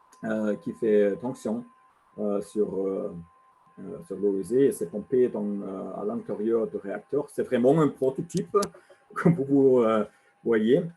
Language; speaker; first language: French; non-native, learner; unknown